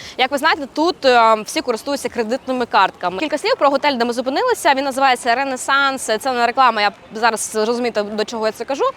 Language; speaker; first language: Ukrainian; native; Ukrainian